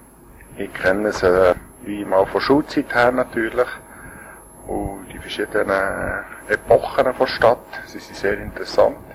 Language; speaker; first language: German; native; German